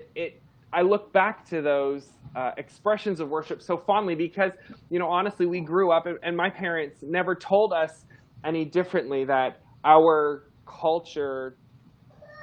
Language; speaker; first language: English; native; English